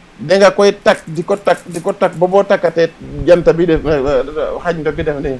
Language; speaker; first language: Wolof; non-native, local second language; Serer